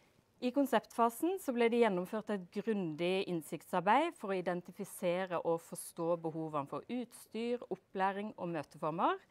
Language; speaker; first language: Norwegian; native; Norwegian